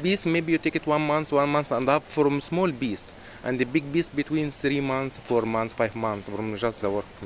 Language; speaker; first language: English; non-native, learner; Arabic